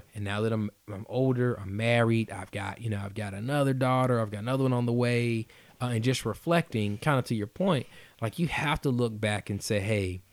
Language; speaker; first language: English; native; English